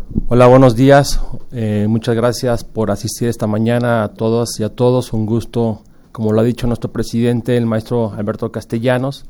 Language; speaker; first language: Spanish; native; Spanish